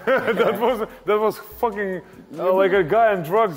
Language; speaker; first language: English; non-native, fluent; Lithuanian